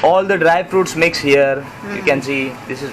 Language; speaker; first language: English; non-native, learner; Hindi